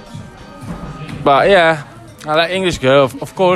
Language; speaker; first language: English; non-native, learner; Italian